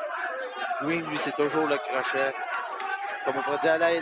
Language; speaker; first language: French; native; French